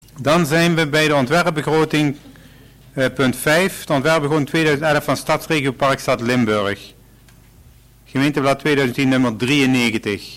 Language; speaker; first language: Dutch; native; Dutch